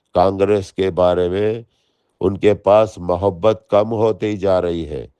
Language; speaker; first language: Hindi; non-native, local second language; Kannada